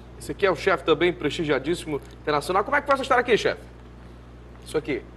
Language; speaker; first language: Portuguese; native; Portuguese